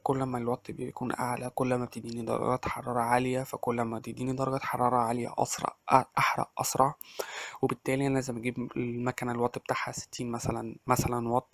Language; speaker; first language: Arabic; native; Arabic